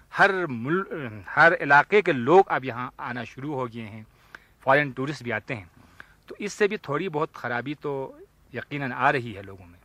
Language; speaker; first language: Urdu; non-native, local second language; Ladakhi